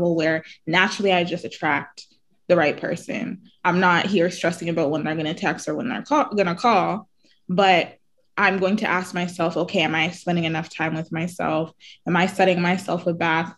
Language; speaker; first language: English; native; English